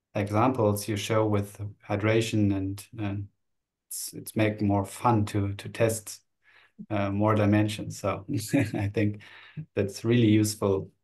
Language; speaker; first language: English; non-native, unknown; German